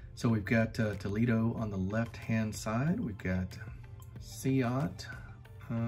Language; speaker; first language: English; native; English